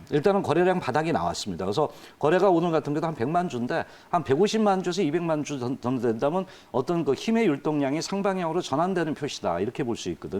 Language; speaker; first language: Korean; native; Korean